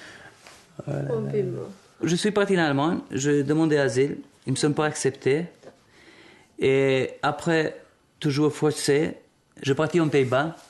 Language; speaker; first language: French; non-native, learner; Albanian